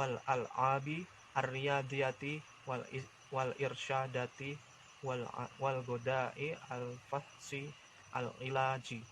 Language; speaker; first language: Arabic; non-native, learner; Indonesian